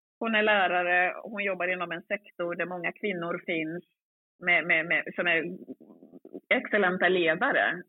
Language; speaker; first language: Swedish; early bilingual, other home language; Swahili